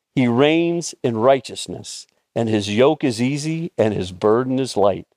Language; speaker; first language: English; native; English